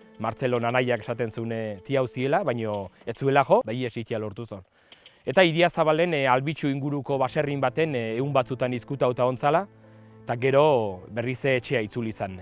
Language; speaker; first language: Basque; native; Basque